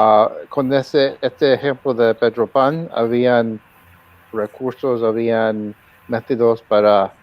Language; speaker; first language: Spanish; early bilingual, heritage; Spanish